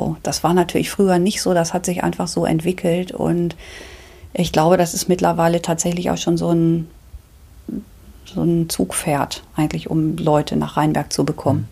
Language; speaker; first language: German; native; German